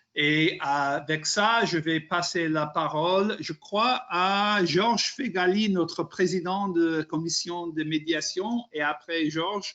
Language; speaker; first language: French; non-native, fluent; English